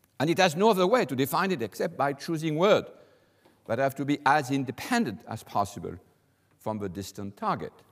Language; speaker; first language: English; non-native, fluent; French